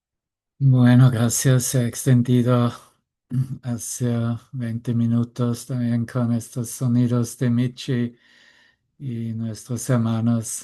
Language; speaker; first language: Spanish; non-native, fluent; German